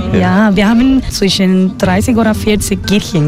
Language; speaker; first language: German; non-native, learner; Spanish